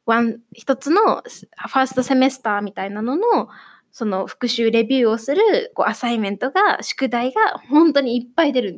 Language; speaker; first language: Japanese; native; Japanese